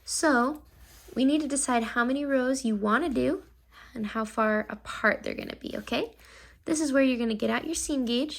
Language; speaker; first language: English; native; English